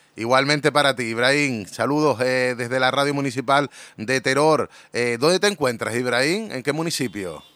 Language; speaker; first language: Spanish; native; Spanish